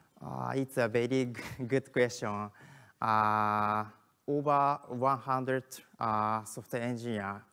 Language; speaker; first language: English; non-native, learner; Japanese